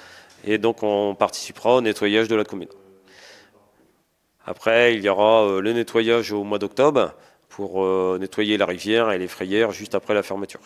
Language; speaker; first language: French; native; French